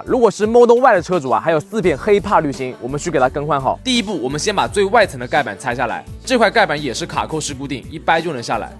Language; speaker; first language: Chinese; native; Chinese